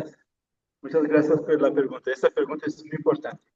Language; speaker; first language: Spanish; non-native, learner; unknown